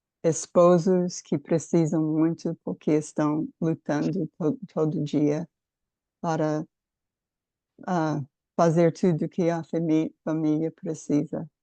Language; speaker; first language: Portuguese; non-native, fluent; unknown